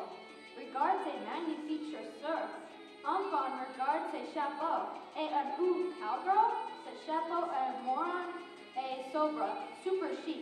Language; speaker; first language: French; non-native, learner; English